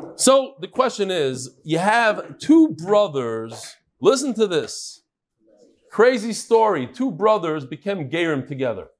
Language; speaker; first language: English; native; English